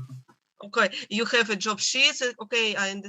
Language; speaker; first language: English; non-native, learner; Russian